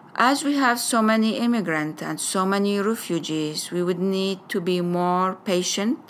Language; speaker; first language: English; non-native, fluent; Arabic